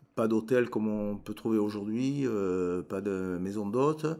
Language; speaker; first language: French; native; French